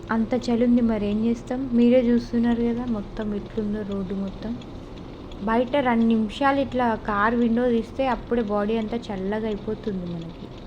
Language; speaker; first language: Telugu; native; Telugu